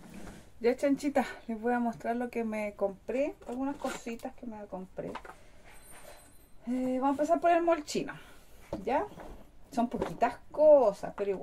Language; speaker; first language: Spanish; native; Spanish